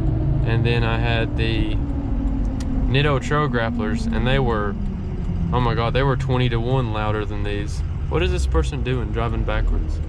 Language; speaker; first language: English; native; English